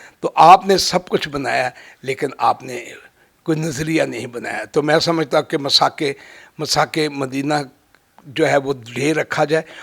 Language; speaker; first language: Urdu; non-native, local second language; Punjabi